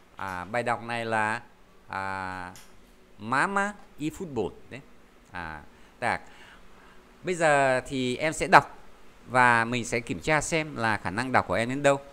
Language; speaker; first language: Vietnamese; native; Vietnamese